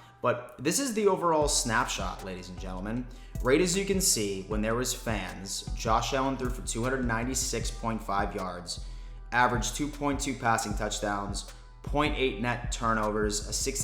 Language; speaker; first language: English; native; English